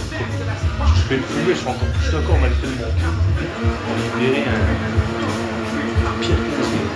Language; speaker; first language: French; native; French